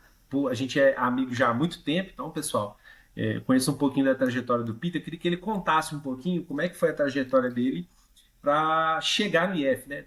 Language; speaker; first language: Portuguese; native; Portuguese